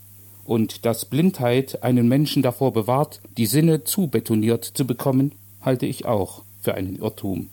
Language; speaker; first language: German; native; German